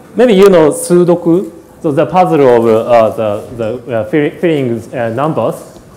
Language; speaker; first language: English; non-native, learner; Japanese